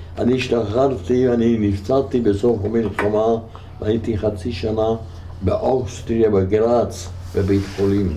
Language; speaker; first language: Hebrew; non-native, fluent; Hungarian